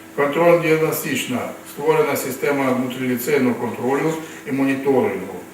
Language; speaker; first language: Ukrainian; non-native, local second language; Russian